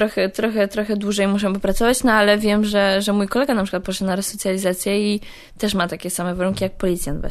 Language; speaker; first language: Polish; native; Polish